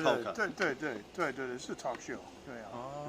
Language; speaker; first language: Chinese; non-native, learner; English